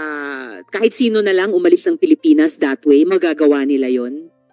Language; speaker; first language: Filipino; native; Filipino